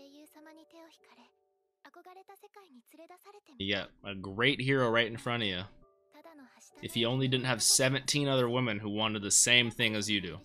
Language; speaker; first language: English; native; English